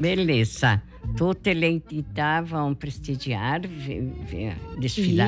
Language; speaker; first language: Italian; early bilingual, heritage; Portuguese